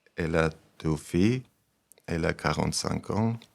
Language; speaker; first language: French; non-native, learner; Armenian